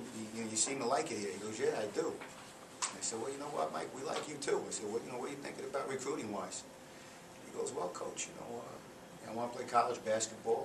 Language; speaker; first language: English; native; English